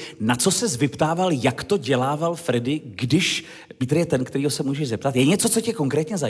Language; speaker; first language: Czech; native; Czech